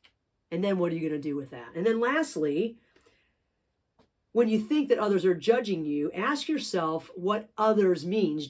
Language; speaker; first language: English; native; English